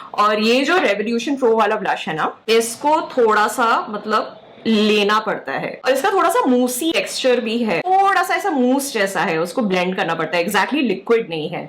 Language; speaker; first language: Hindi; native; Hindi